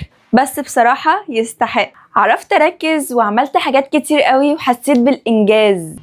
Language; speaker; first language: Arabic; native; Arabic